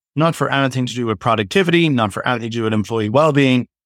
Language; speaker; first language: English; native; English